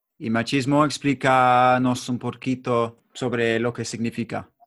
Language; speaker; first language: Spanish; non-native, learner; English